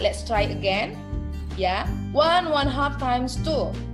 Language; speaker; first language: English; non-native, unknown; Indonesian